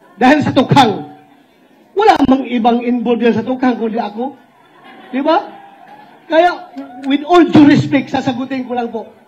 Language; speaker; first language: Filipino; non-native, local second language; Cebuano